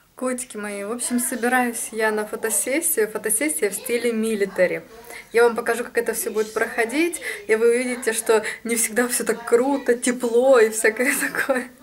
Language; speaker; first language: Russian; native; Russian